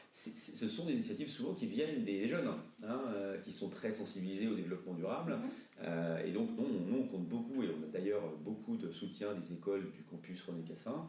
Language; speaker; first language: French; native; French